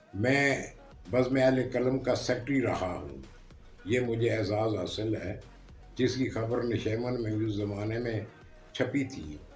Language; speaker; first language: Urdu; non-native, local second language; Northern Hindko